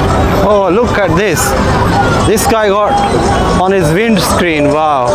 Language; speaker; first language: English; non-native, local second language; Urdu